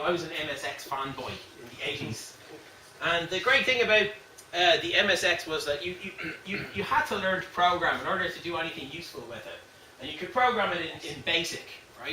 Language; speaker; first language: English; native; English